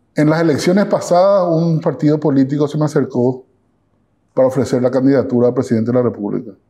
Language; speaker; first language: Spanish; native; Spanish